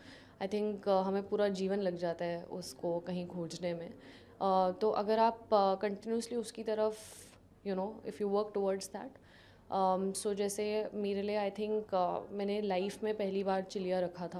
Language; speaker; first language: Hindi; native; Hindi